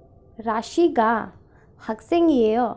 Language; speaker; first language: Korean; non-native, learner; Hindi